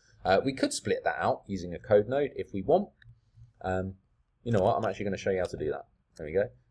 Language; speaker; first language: English; native; English